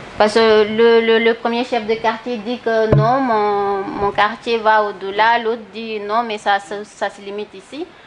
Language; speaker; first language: French; non-native, local second language; Wolof